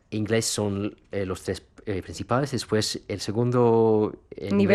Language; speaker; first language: Spanish; non-native, fluent; Russian